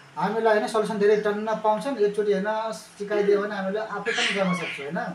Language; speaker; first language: Nepali; native; Nepali